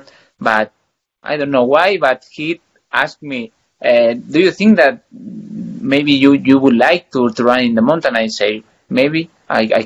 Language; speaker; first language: English; non-native, fluent; Spanish